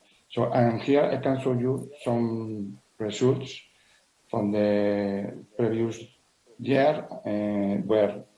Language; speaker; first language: English; non-native, learner; Spanish